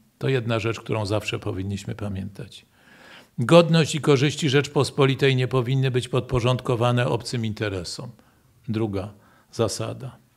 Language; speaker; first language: Polish; native; Polish